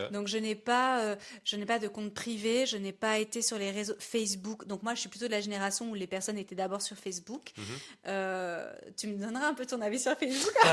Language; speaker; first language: French; native; French